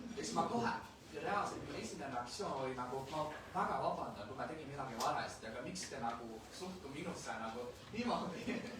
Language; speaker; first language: Estonian; non-native, fluent; Chinese